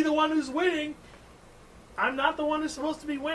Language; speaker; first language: English; native; English